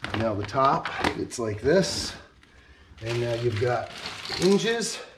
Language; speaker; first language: English; native; English